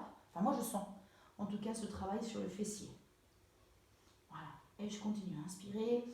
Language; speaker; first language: French; native; French